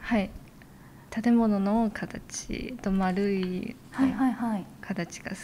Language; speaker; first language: Japanese; non-native, fluent; Chinese